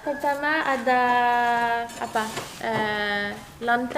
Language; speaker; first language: Indonesian; non-native, learner; French